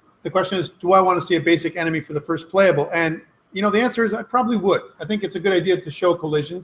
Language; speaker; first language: English; native; English